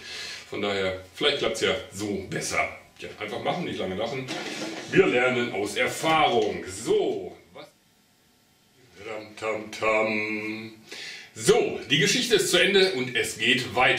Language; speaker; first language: German; native; German